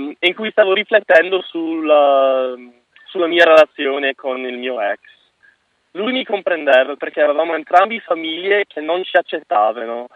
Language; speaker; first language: Italian; non-native, fluent; English